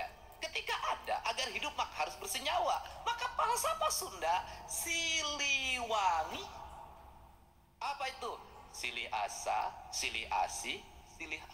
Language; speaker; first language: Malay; non-native, local second language; Sundanese